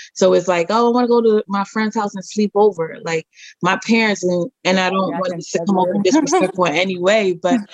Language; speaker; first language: English; native; English